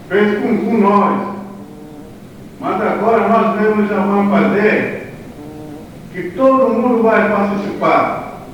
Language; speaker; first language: Portuguese; non-native, local second language; Kayapó